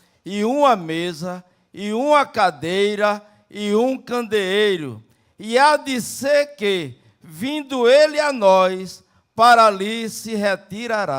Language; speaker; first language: Portuguese; native; Portuguese